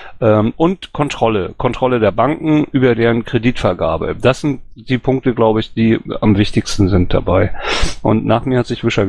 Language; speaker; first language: German; native; German